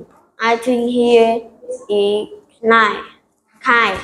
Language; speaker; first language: English; non-native, learner; Vietnamese